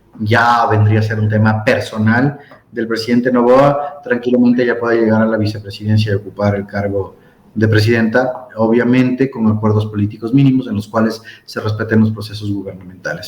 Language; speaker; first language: Spanish; native; Spanish